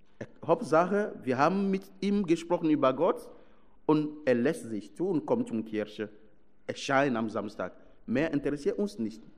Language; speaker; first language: German; non-native, fluent; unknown